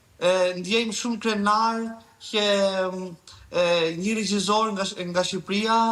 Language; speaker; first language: Albanian; early bilingual, heritage; Albanian